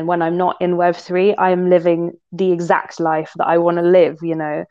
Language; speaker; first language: English; native; English